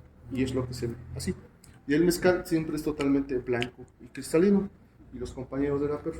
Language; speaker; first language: Spanish; native; Spanish